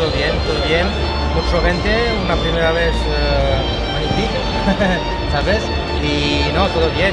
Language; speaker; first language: Spanish; non-native, learner; French